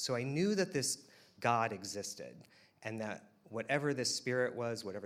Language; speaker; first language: English; native; English